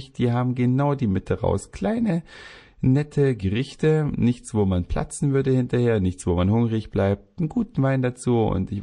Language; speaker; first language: German; native; German